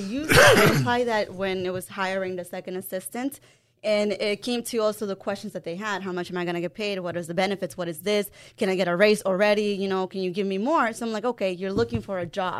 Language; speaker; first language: English; non-native, fluent; Spanish